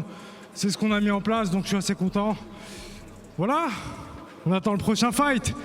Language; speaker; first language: French; native; French